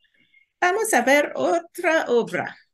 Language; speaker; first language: Spanish; non-native, learner; English